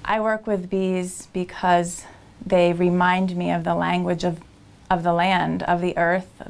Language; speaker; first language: English; native; English